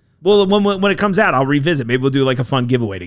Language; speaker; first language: English; native; English